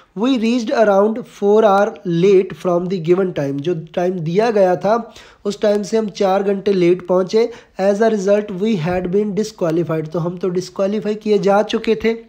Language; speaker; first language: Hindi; non-native, local second language; Punjabi